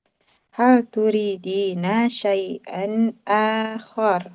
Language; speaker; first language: Arabic; non-native, learner; Indonesian